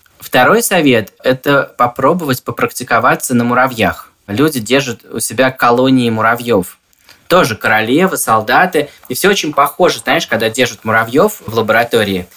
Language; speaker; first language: Russian; native; Russian